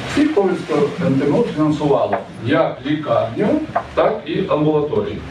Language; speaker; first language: Ukrainian; native; Ukrainian